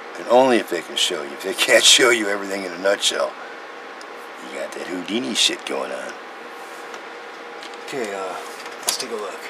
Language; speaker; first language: English; native; English